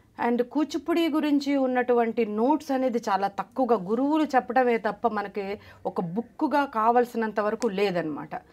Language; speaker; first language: Telugu; non-native, local second language; Malayalam